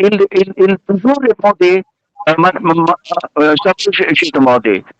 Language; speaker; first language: French; non-native, learner; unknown